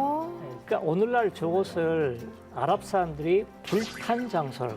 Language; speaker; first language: Korean; native; Korean